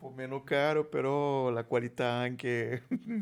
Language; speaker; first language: Italian; non-native, fluent; Portuguese